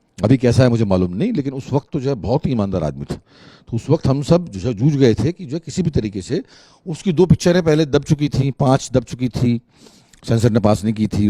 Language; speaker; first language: Hindi; native; Hindi